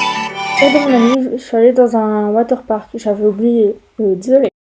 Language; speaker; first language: French; native; French